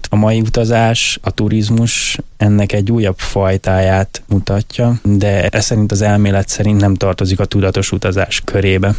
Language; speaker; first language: Hungarian; native; Hungarian